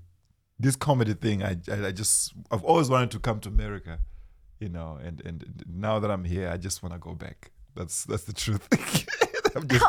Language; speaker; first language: English; non-native, local second language; Shona